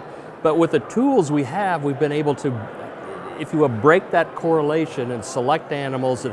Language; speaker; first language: English; native; English